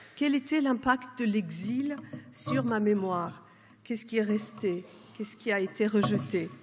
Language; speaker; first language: French; non-native, fluent; Persian